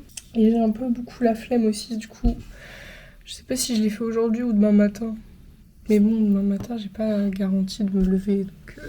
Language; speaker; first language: French; native; French